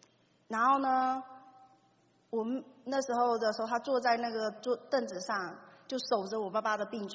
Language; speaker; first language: Chinese; native; Chinese